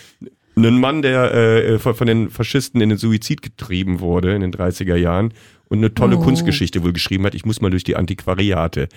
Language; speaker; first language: German; native; German